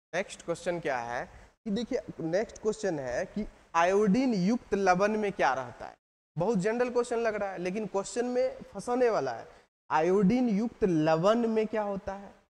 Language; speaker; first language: Hindi; native; Hindi